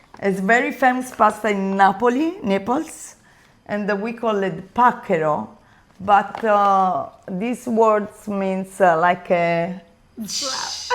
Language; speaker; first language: English; non-native, learner; Italian